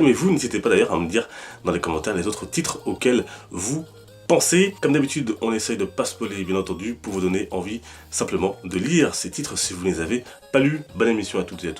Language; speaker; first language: French; native; French